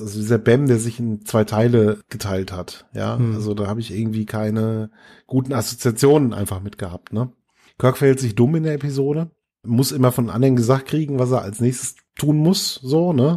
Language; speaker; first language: German; native; German